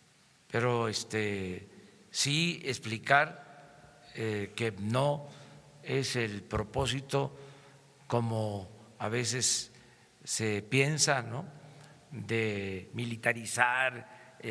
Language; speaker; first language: Spanish; native; Spanish